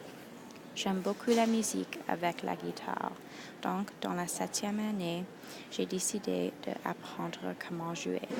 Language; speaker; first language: French; non-native, local second language; English